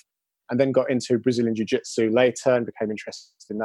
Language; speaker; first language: English; native; English